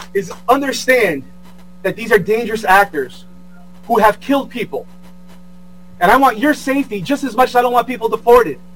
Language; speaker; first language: English; early bilingual, other home language; Portuguese